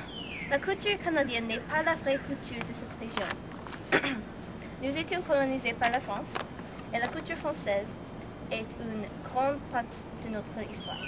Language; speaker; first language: French; non-native, learner; English